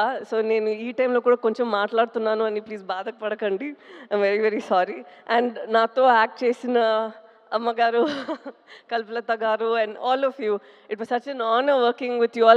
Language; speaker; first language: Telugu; non-native, fluent; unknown